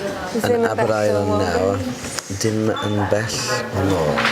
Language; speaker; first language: Welsh; non-native, learner; Spanish